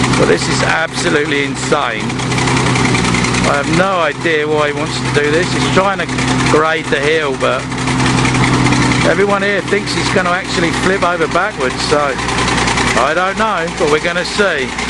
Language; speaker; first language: English; native; English